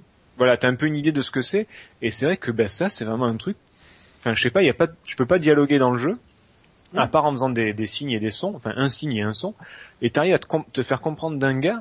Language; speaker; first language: French; native; French